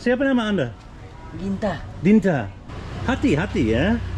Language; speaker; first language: Indonesian; non-native, learner; English